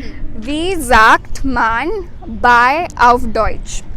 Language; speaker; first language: German; non-native, learner; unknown